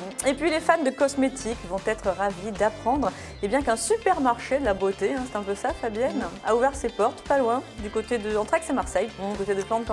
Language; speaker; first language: French; native; French